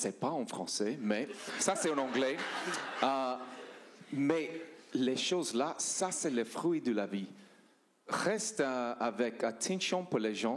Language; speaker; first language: French; non-native, learner; English